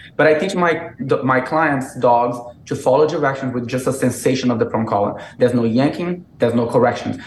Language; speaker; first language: English; non-native, fluent; Portuguese